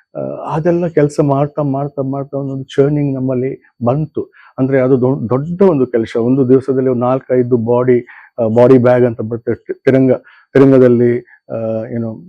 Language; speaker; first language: Kannada; non-native, local second language; Konkani